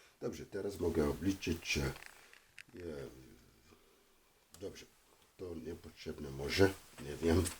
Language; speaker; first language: Polish; non-native, learner; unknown